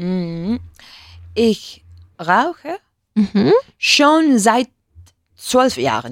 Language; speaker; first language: German; non-native, learner; Spanish